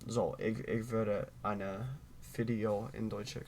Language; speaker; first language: German; non-native, learner; English